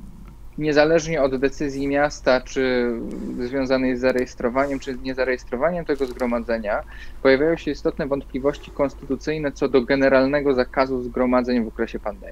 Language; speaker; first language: Polish; native; Polish